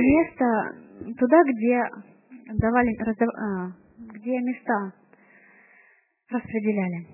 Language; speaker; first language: Russian; native; Russian